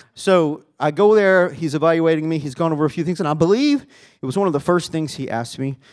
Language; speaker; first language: English; native; English